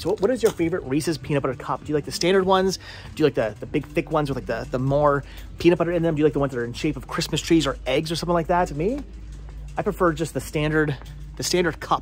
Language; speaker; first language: English; native; English